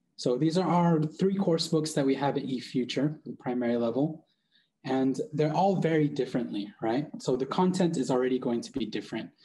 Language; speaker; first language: English; native; English